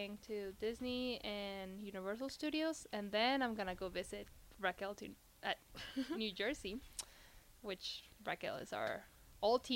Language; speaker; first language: English; non-native, fluent; Spanish